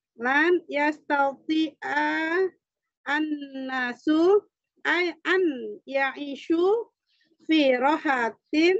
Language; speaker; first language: Arabic; non-native, learner; Indonesian